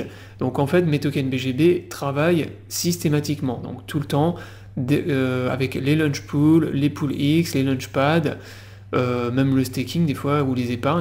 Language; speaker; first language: French; native; French